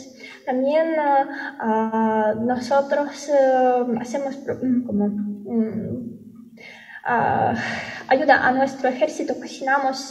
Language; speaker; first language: Spanish; non-native, fluent; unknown